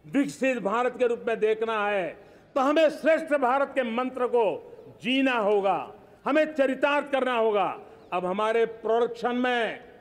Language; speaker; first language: Hindi; non-native, local second language; Gujarati